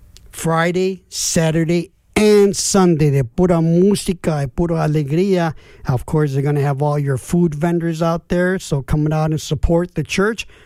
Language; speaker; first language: English; early bilingual, other home language; Spanish